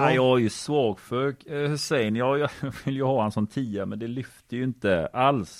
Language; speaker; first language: Swedish; native; Swedish